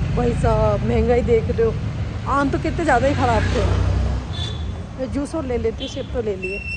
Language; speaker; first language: Hindi; native; Hindi